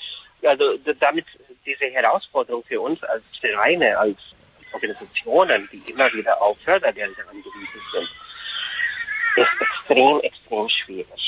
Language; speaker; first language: German; non-native, fluent; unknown